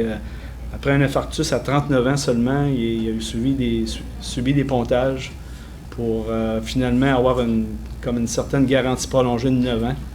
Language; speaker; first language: French; native; French